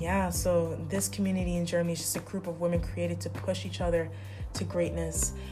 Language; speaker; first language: English; native; English